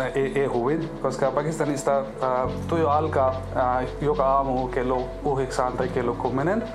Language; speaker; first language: Finnish; non-native, learner; Urdu